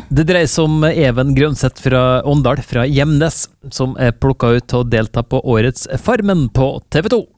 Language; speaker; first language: Norwegian; native; Norwegian